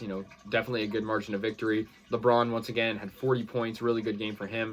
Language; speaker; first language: English; native; English